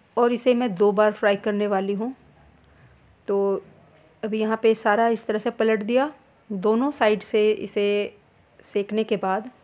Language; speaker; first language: Hindi; native; Hindi